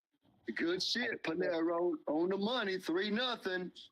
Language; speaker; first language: English; native; English